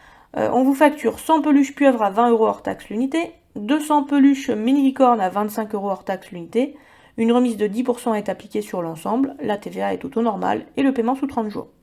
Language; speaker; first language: French; native; French